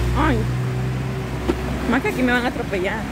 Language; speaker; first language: Spanish; native; Spanish